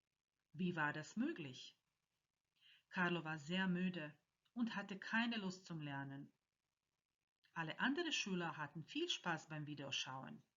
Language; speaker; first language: German; non-native, fluent; Croatian